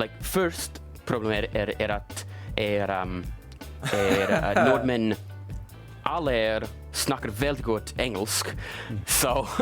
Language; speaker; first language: Norwegian; non-native, learner; English